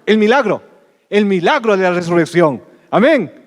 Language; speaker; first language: Spanish; native; Spanish